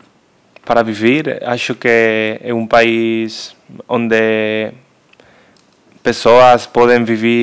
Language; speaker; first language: Portuguese; non-native, learner; Spanish